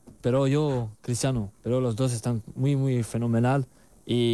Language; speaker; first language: Spanish; non-native, learner; French